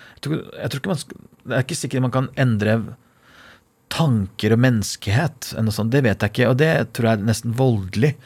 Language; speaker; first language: Norwegian; non-native, fluent; Persian